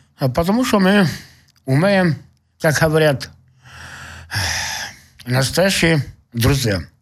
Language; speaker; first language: Russian; non-native, local second language; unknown